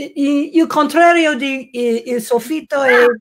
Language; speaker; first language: Italian; non-native, learner; English